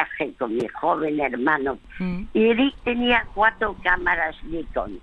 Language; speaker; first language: Spanish; early bilingual, other home language; French